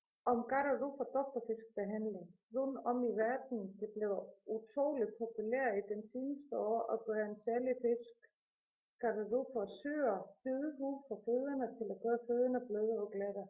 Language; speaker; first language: Danish; non-native, learner; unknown